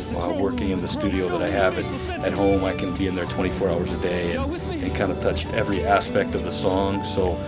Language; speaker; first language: English; native; English